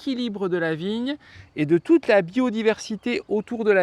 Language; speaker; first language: French; native; French